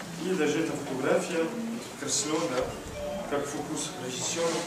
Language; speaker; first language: Russian; non-native, learner; French